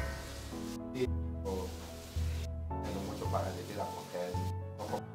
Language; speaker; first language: Spanish; non-native, learner; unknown